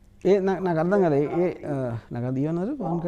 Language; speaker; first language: Telugu; native; Telugu